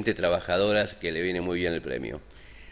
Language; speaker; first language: Spanish; native; Spanish